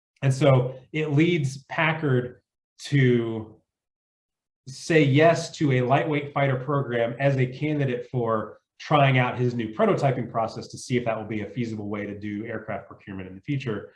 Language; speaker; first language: English; native; English